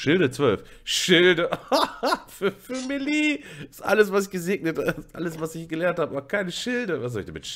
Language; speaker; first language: German; native; German